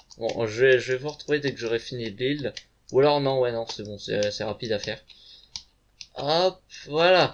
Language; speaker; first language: French; native; French